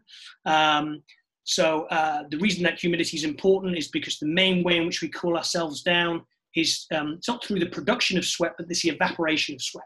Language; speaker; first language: English; native; English